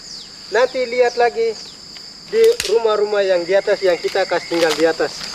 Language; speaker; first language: Indonesian; non-native, local second language; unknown